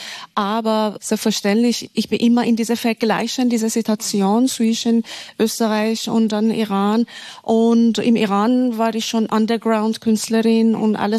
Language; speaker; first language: German; non-native, fluent; Persian